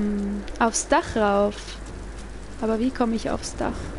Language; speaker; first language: German; native; German